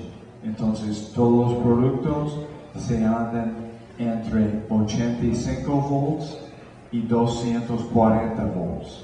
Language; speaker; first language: Spanish; non-native, fluent; English